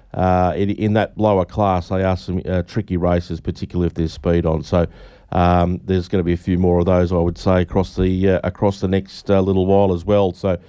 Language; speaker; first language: English; native; English